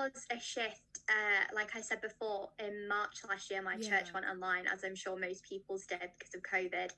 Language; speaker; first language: English; native; English